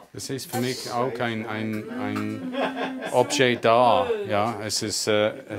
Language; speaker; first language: German; non-native, fluent; English